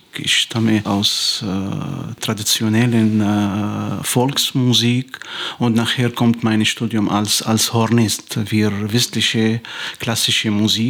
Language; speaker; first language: German; non-native, fluent; Arabic